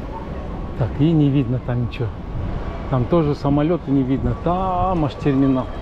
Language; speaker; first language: Russian; non-native, local second language; Kyrgyz